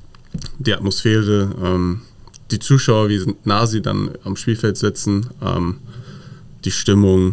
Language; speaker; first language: German; native; German